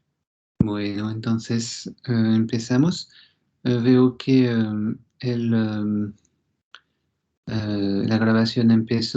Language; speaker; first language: Spanish; non-native, fluent; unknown